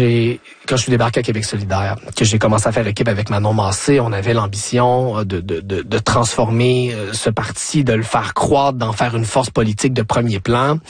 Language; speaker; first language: French; native; French